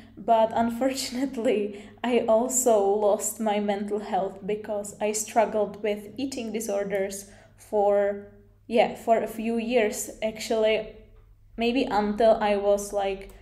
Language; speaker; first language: English; non-native, fluent; Czech